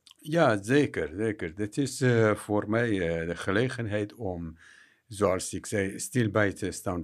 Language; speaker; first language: Dutch; non-native, fluent; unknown